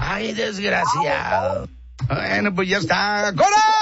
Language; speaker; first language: Spanish; native; Spanish